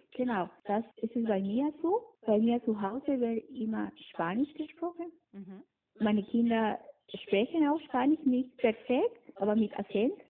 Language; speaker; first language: German; non-native, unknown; Spanish